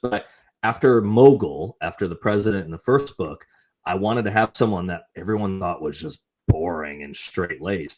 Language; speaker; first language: English; native; English